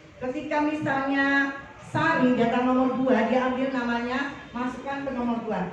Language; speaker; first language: Indonesian; native; Indonesian